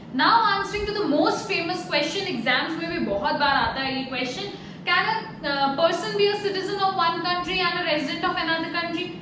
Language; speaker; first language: Hindi; native; Hindi